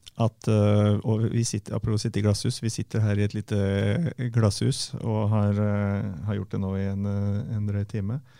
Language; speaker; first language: Norwegian; native; Norwegian